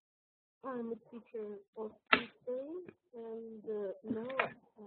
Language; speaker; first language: English; non-native, learner; Russian